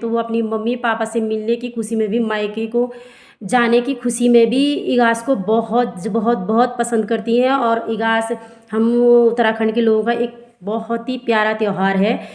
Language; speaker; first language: Hindi; non-native, local second language; Garhwali